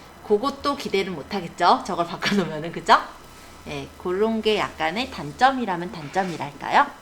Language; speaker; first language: Korean; native; Korean